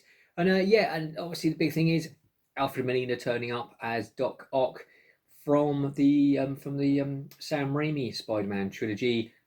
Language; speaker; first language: English; native; English